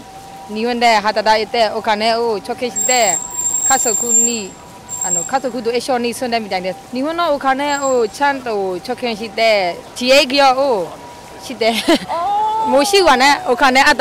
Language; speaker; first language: Japanese; non-native, learner; Burmese